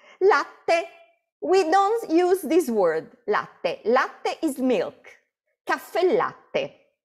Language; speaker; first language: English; non-native, fluent; Italian